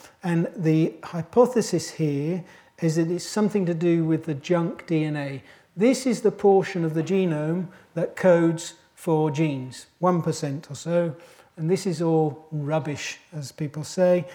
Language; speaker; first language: English; native; English